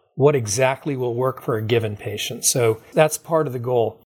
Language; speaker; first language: English; native; English